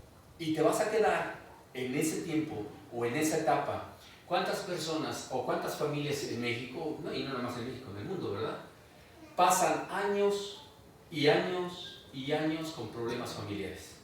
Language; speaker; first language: Spanish; native; Spanish